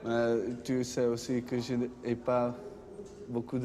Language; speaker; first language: French; non-native, learner; Dutch